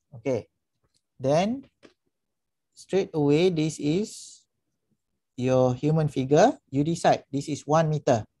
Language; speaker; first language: English; non-native, local second language; Malay